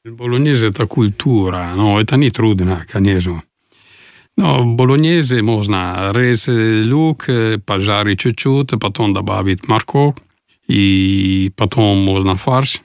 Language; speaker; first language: Russian; non-native, learner; Italian